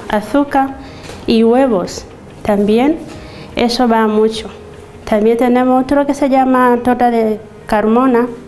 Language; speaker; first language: Spanish; non-native, fluent; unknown